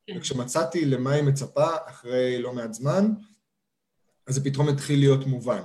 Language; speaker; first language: Hebrew; native; Hebrew